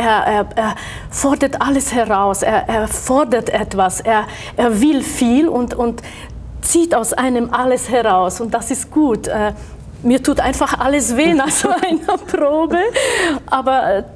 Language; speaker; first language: German; non-native, fluent; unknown